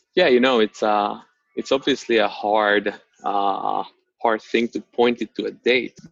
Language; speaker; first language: English; non-native, fluent; Slovak